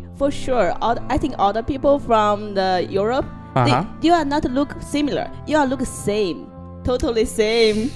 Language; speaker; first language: English; non-native, learner; Chinese